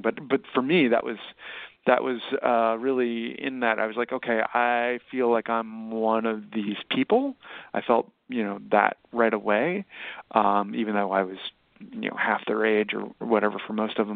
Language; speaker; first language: English; native; English